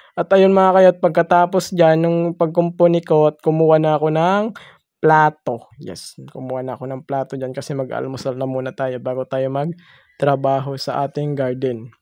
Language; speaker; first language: Filipino; non-native, local second language; Masbatenyo